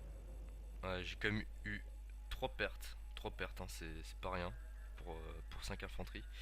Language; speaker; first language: French; native; French